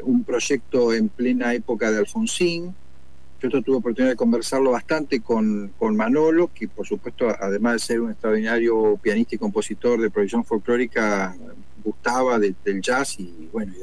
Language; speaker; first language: Spanish; native; Spanish